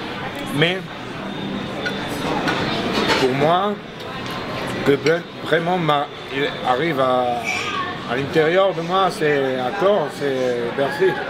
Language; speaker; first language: French; non-native, learner; Spanish